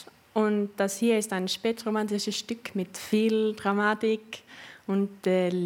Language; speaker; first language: German; non-native, learner; Swedish